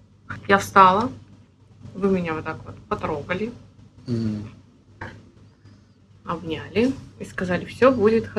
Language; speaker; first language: Russian; native; Russian